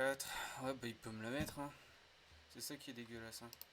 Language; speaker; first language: French; native; French